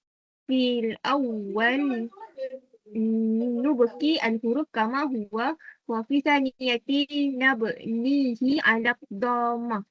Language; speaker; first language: Arabic; non-native, learner; Malay